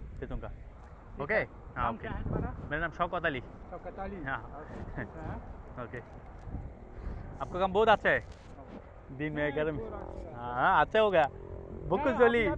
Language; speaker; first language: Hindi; non-native, learner; Bangla